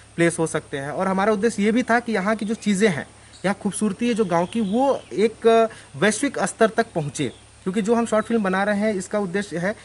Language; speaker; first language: Hindi; native; Hindi